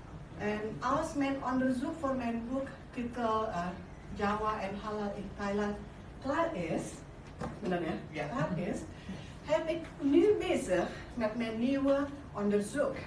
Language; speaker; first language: Dutch; non-native, learner; Indonesian